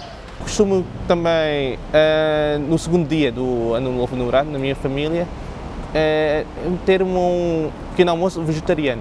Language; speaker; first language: Portuguese; non-native, local second language; Cantonese